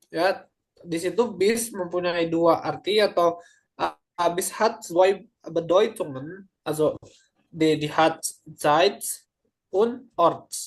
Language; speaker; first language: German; non-native, learner; Indonesian